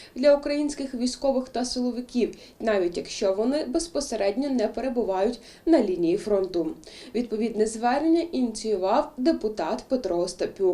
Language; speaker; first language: Ukrainian; native; Ukrainian